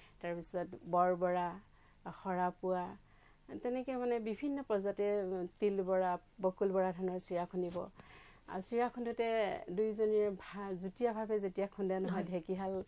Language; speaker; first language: Assamese; native; Assamese